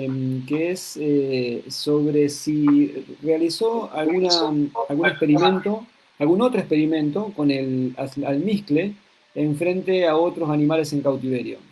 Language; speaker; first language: Spanish; native; Spanish